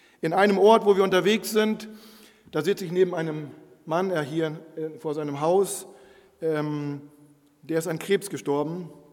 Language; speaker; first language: German; non-native, local second language; Low German